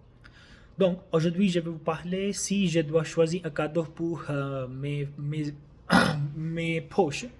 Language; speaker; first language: French; non-native, learner; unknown